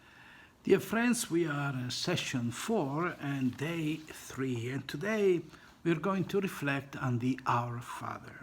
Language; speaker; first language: English; non-native, fluent; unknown